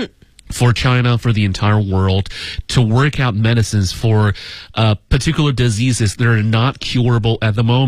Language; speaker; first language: English; native; English